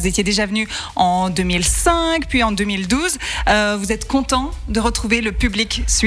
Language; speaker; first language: French; native; French